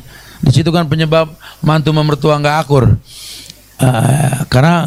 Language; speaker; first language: Indonesian; native; Indonesian